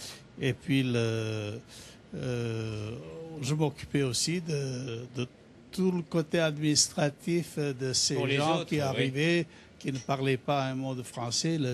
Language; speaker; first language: French; non-native, fluent; Serbian